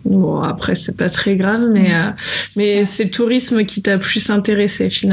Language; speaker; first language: French; native; French